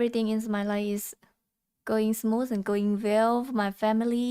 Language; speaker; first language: English; non-native, learner; Thai